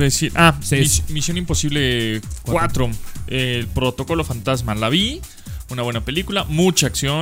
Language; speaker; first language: Spanish; native; Spanish